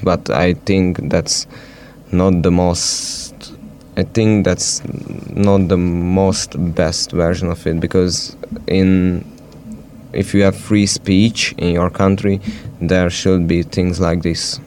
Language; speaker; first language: English; non-native, fluent; Hungarian